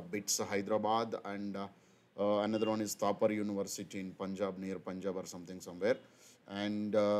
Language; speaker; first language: English; non-native, local second language; Telugu